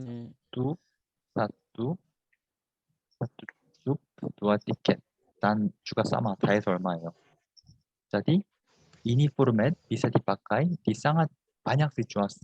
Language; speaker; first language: Indonesian; non-native, fluent; Korean